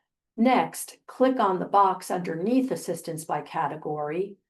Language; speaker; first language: English; native; English